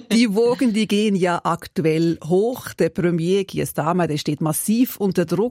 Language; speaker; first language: German; native; German